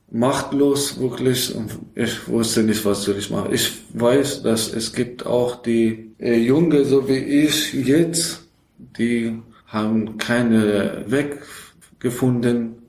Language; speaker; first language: German; non-native, learner; Persian